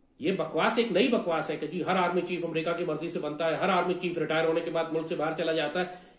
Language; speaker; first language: Urdu; native; Urdu